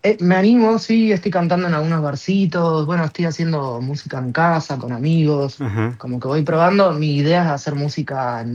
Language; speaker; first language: Spanish; native; Spanish